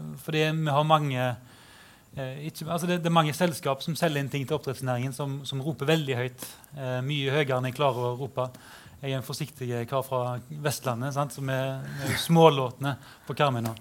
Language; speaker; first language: Norwegian; native; Norwegian